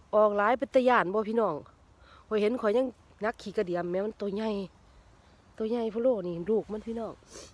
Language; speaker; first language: Thai; native; Thai